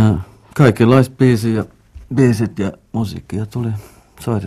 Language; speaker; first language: Finnish; non-native, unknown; English